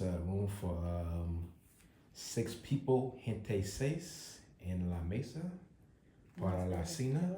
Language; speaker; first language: Spanish; non-native, learner; English